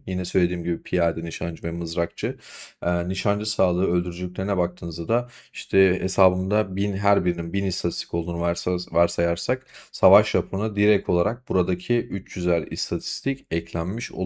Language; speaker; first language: Turkish; native; Turkish